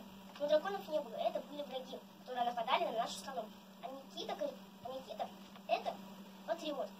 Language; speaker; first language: Russian; native; Russian